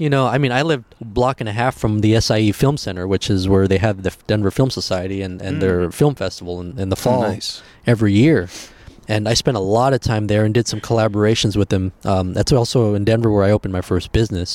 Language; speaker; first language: English; early bilingual, other home language; Spanish